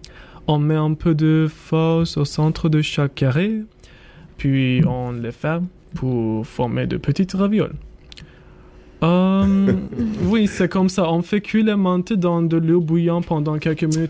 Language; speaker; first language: French; non-native, learner; Turkish